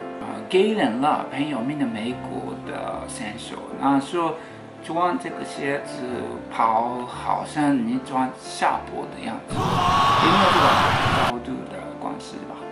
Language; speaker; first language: Chinese; non-native, fluent; Japanese